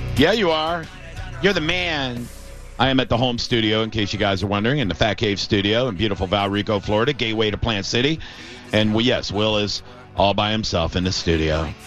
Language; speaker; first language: English; native; English